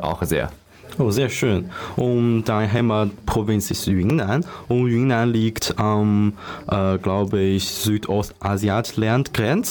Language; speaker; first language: German; non-native, learner; Chinese